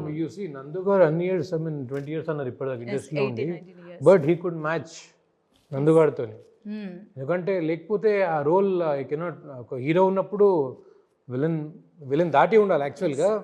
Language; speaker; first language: Telugu; native; Telugu